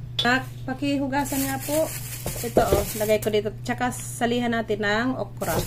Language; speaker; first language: Filipino; non-native, local second language; Bikol